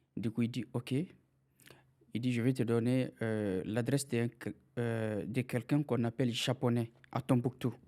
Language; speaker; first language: French; non-native, local second language; Fula